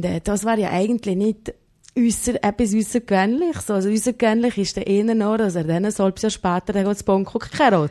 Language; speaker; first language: German; native; German